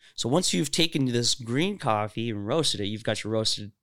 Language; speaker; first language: English; native; English